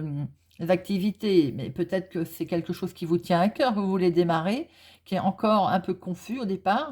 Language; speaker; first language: French; native; French